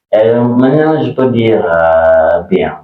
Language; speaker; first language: French; non-native, learner; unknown